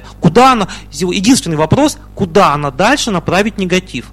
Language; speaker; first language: Russian; native; Russian